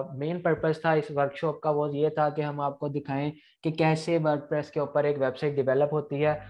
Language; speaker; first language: Urdu; non-native, local second language; Punjabi